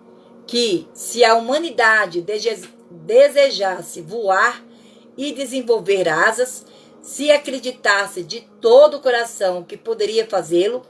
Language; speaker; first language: Portuguese; native; Portuguese